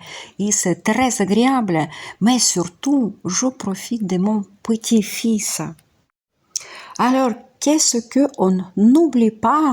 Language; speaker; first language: French; non-native, fluent; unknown